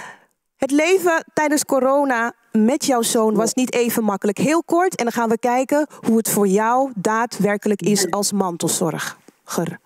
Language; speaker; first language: Dutch; native; Dutch